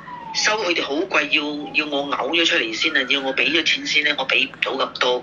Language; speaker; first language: Cantonese; native; Cantonese